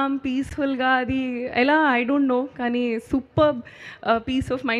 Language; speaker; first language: Telugu; non-native, learner; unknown